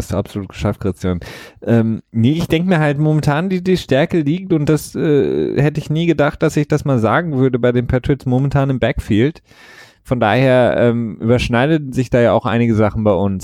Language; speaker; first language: German; native; German